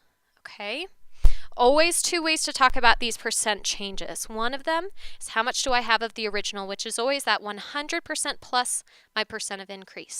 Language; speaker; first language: English; native; English